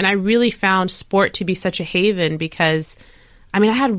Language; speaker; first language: English; native; English